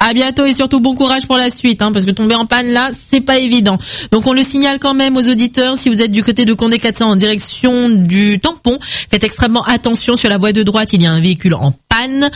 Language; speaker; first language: French; native; French